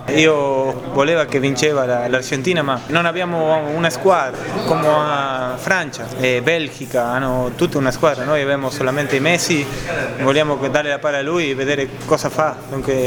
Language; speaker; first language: Italian; non-native, fluent; Spanish